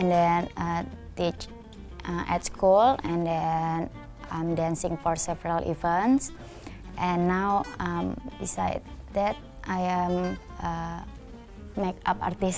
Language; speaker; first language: English; non-native, learner; Indonesian